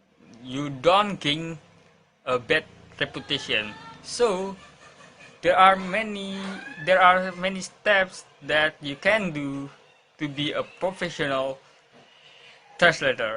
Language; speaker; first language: English; non-native, learner; Indonesian